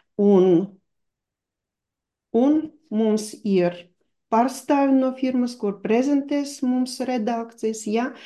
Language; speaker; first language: Latvian; non-native, local second language; Russian